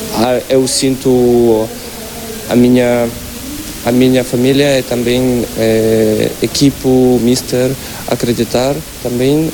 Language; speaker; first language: Portuguese; non-native, learner; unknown